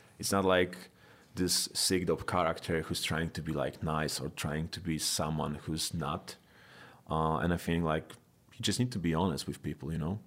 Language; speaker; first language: English; non-native, fluent; Polish